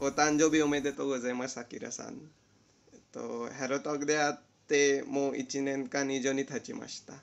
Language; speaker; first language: Japanese; non-native, learner; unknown